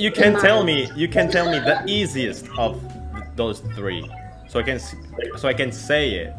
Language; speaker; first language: English; non-native, local second language; Filipino